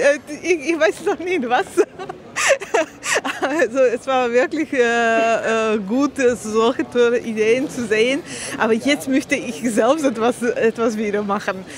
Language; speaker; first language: German; non-native, learner; Slovak